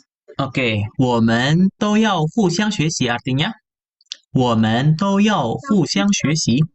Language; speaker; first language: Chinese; non-native, fluent; Indonesian